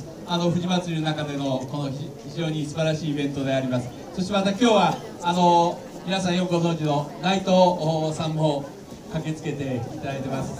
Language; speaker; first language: Japanese; native; Japanese